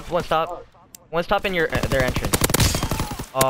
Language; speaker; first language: English; native; English